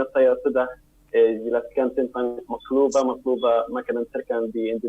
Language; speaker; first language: Indonesian; non-native, learner; Arabic